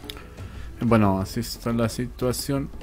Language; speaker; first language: Spanish; native; Spanish